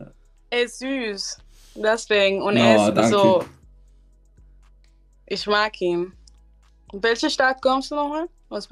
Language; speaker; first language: German; non-native, learner; Spanish